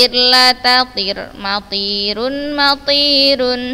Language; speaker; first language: Arabic; non-native, fluent; Indonesian